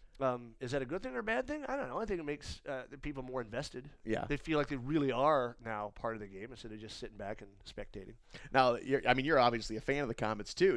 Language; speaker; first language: English; native; English